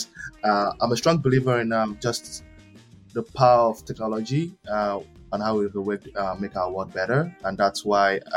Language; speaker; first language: English; non-native, local second language; Yoruba